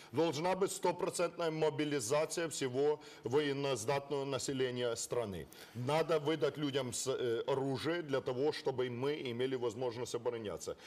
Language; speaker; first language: Russian; non-native, local second language; Ukrainian